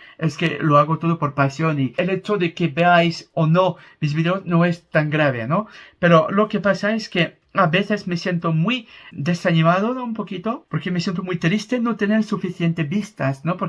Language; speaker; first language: Spanish; non-native, fluent; French